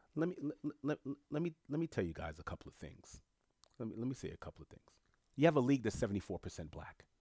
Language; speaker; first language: English; early bilingual, other home language; French